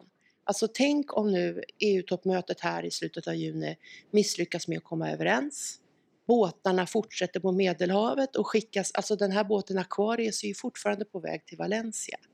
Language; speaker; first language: Swedish; native; Swedish